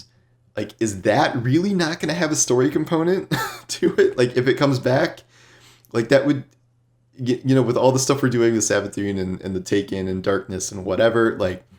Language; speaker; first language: English; native; English